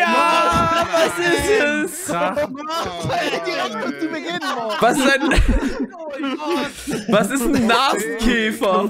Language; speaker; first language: German; native; German